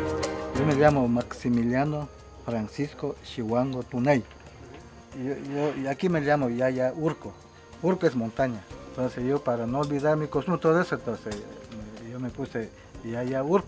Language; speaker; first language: Spanish; non-native, local second language; Quechua